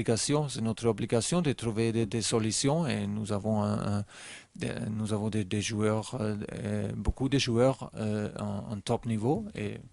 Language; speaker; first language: French; non-native, learner; German